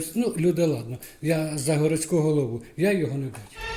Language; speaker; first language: Ukrainian; native; Ukrainian